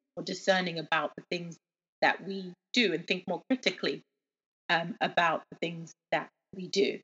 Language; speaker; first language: English; early bilingual, other home language; Yoruba